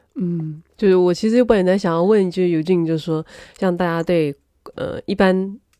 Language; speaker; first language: Chinese; native; Chinese